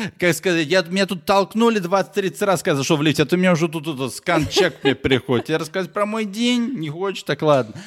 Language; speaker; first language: Russian; early bilingual, heritage; Russian